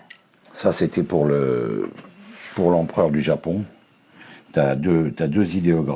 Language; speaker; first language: French; native; French